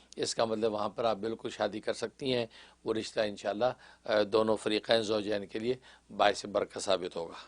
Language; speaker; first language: Urdu; native; Urdu